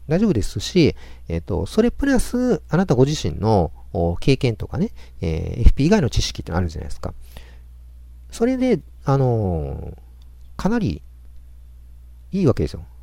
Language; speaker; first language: Japanese; native; Japanese